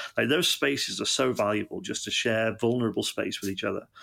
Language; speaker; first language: English; native; English